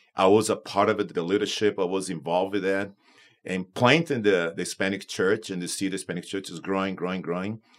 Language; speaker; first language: English; non-native, learner; Portuguese